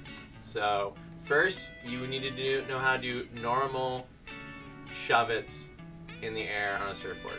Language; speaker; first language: English; native; English